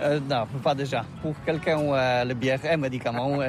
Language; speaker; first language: French; non-native, learner; Polish